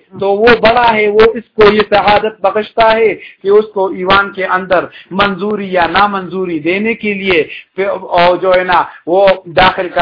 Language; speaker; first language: Urdu; non-native, local second language; Pashto